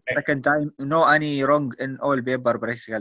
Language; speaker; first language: English; non-native, learner; Arabic